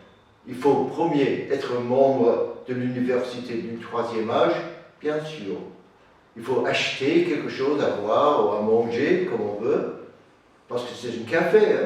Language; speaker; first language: French; non-native, learner; English